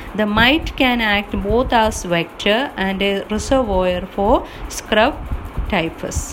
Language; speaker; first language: English; non-native, local second language; Malayalam